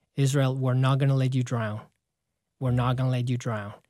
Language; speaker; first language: English; non-native, fluent; Spanish